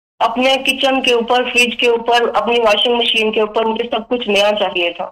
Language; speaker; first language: Urdu; native; Urdu